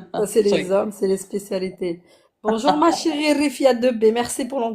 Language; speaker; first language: French; native; French